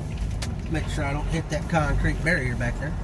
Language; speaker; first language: English; native; English